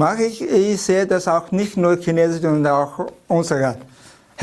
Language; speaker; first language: German; non-native, fluent; Chinese